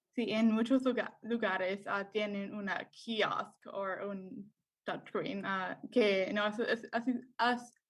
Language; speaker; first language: Spanish; non-native, learner; English